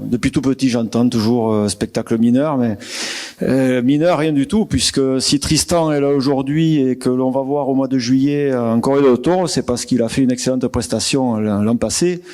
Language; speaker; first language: French; native; French